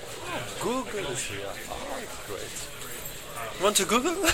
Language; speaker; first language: English; non-native, learner; French